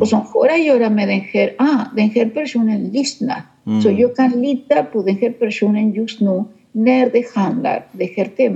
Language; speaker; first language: Swedish; non-native, fluent; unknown